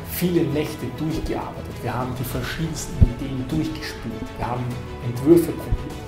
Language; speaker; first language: German; native; German